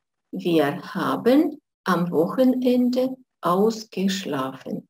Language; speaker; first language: German; non-native, fluent; Russian